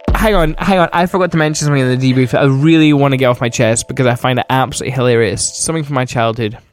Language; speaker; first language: English; native; English